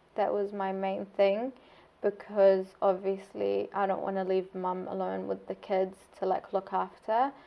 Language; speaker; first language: English; non-native, fluent; Arabic